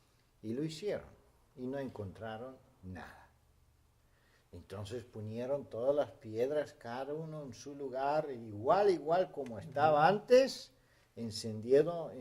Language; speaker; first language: Spanish; non-native, fluent; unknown